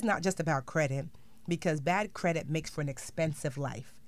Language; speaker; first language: English; native; English